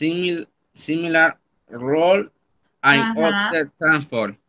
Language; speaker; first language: English; non-native, learner; Spanish